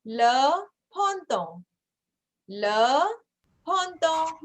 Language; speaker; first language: French; non-native, fluent; Hindi